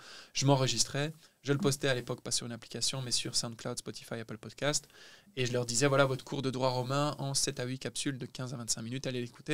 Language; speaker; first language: French; native; French